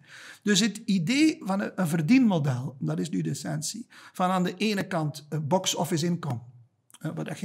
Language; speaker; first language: Dutch; native; Dutch